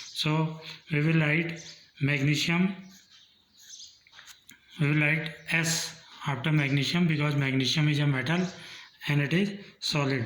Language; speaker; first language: English; non-native, local second language; Hindi